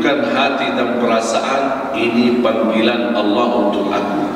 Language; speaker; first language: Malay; non-native, fluent; Arabic